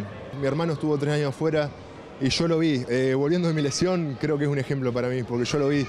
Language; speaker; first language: Spanish; native; Spanish